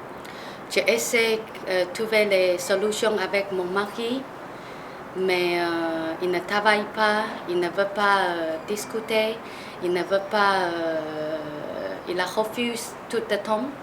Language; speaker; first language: French; non-native, learner; Chinese